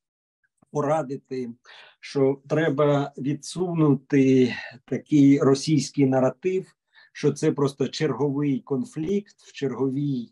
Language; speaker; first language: Ukrainian; native; Ukrainian